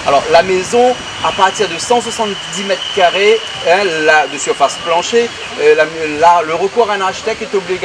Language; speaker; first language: French; native; French